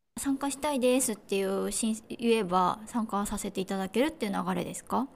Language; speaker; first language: Japanese; native; Japanese